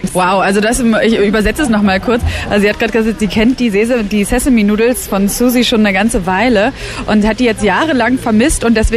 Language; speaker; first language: German; native; German